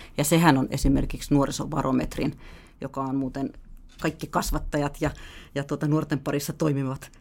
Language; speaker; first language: Finnish; native; Finnish